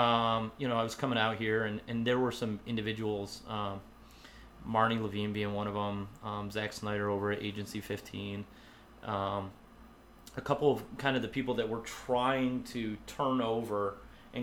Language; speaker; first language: English; native; English